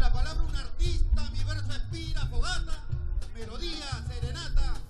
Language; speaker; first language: Spanish; native; Spanish